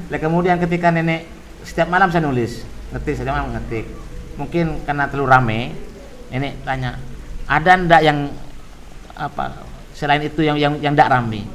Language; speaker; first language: Indonesian; non-native, local second language; Madurese